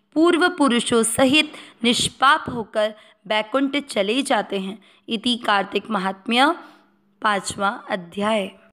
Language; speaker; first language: Hindi; native; Hindi